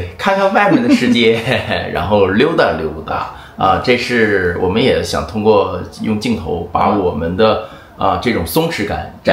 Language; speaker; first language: Chinese; native; Chinese